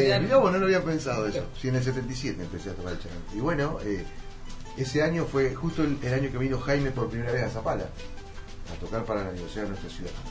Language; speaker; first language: Spanish; native; Spanish